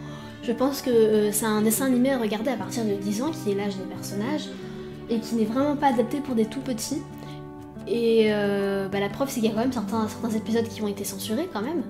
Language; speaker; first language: French; native; French